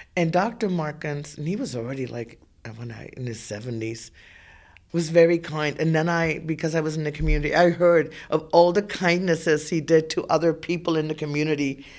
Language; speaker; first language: English; native; English